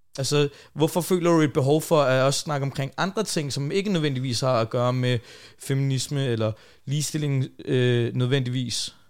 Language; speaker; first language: Danish; native; Danish